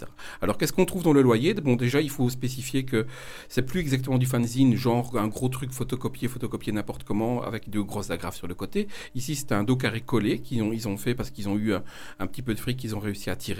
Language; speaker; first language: French; native; French